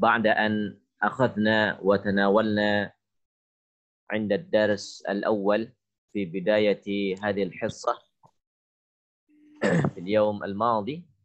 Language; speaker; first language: Arabic; non-native, fluent; Indonesian